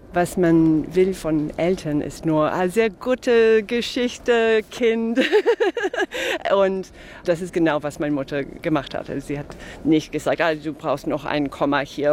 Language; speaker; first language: German; non-native, fluent; English